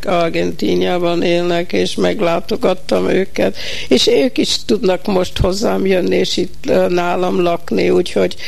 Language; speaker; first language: Hungarian; early bilingual, heritage; Hungarian